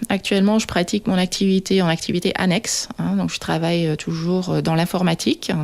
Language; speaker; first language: French; non-native, fluent; Dutch